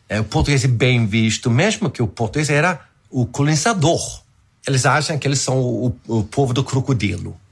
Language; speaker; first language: Portuguese; non-native, fluent; Swedish